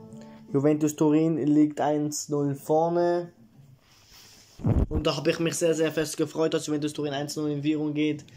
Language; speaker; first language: German; early bilingual, other home language; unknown